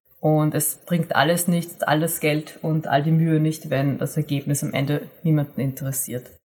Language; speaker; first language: German; native; German